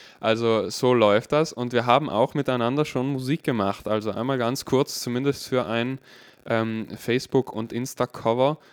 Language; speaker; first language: German; native; German